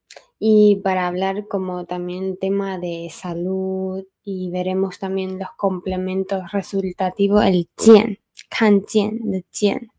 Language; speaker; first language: Spanish; non-native, fluent; Chinese